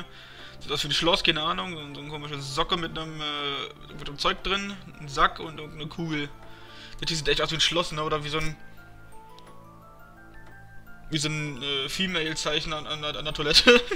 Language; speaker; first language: German; native; German